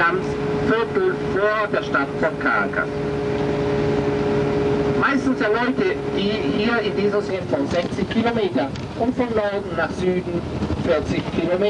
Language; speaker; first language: German; non-native, learner; Spanish